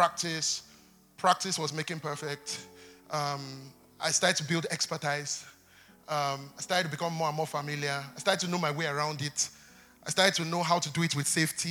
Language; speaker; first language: English; non-native, local second language; Yoruba